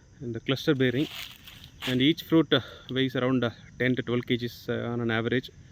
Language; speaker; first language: English; non-native, local second language; Tamil